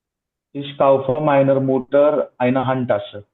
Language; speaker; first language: German; non-native, learner; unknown